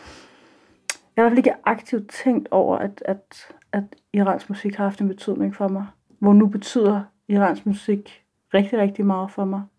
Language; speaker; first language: Danish; early bilingual, other home language; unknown